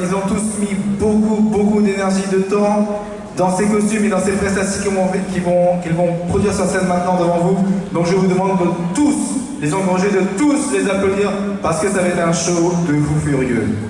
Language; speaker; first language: French; native; French